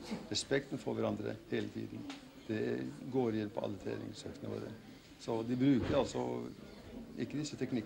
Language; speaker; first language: Norwegian; native; Norwegian